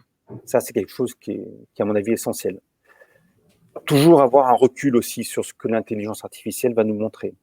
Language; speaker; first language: French; native; French